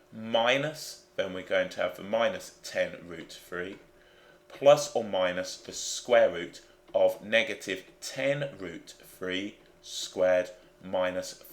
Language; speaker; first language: English; native; English